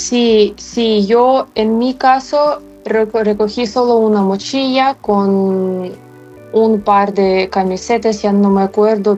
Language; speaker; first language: Spanish; non-native, fluent; Ukrainian